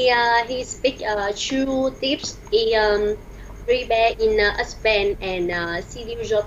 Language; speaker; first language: English; non-native, learner; Vietnamese